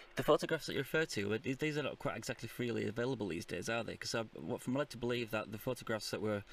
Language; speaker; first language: English; native; English